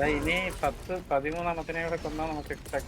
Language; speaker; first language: Malayalam; native; Malayalam